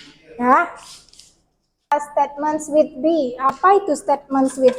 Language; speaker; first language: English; non-native, fluent; Indonesian